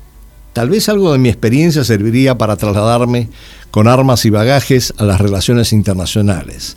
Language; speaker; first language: Spanish; native; Spanish